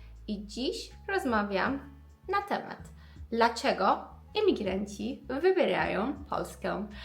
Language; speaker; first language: Polish; non-native, fluent; Persian